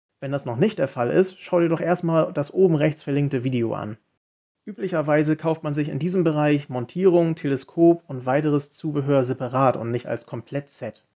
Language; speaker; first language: German; native; German